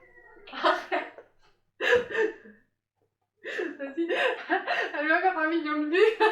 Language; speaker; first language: French; native; French